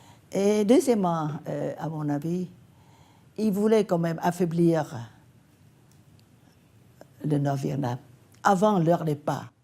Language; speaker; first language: French; non-native, fluent; Vietnamese